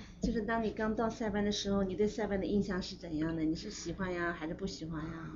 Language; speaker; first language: Chinese; native; Chinese